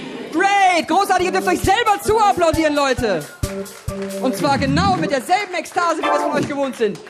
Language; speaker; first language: German; native; German